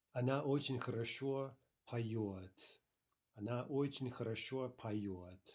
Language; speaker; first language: Russian; non-native, fluent; English